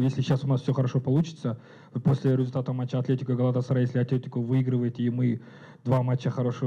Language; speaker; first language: Russian; native; Russian